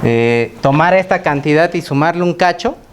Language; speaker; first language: Spanish; native; Spanish